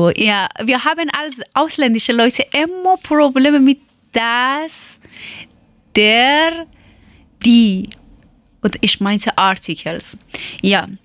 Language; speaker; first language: German; non-native, learner; Persian